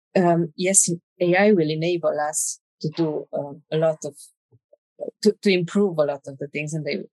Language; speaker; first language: English; non-native, fluent; Romanian